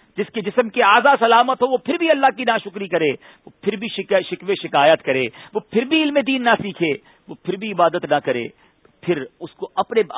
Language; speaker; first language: Urdu; native; Urdu